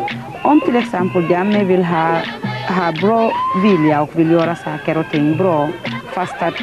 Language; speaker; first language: Swedish; non-native, fluent; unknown